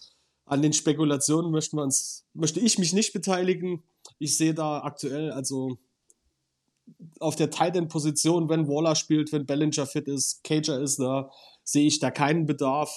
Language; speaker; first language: German; native; German